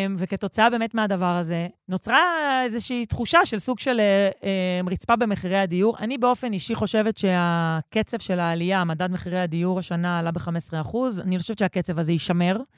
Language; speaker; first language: Hebrew; native; Hebrew